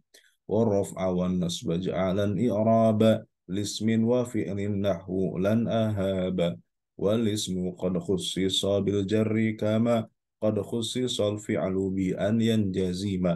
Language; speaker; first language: Arabic; non-native, fluent; Indonesian